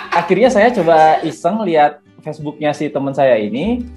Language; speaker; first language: Indonesian; native; Indonesian